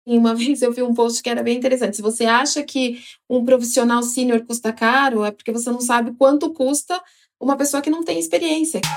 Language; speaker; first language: Portuguese; native; Portuguese